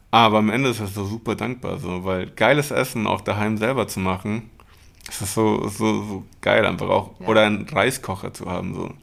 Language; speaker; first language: German; early bilingual, other home language; Spanish